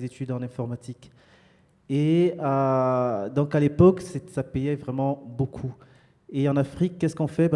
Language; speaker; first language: French; native; French